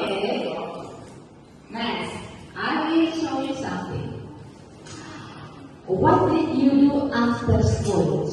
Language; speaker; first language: English; non-native, learner; Indonesian